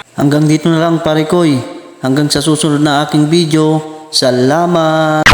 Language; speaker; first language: Filipino; native; Filipino